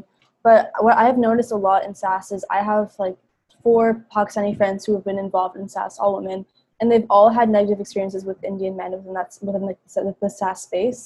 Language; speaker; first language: English; native; English